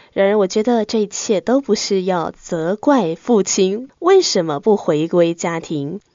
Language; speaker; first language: Chinese; native; Chinese